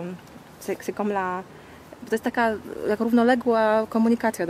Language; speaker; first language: French; non-native, learner; Polish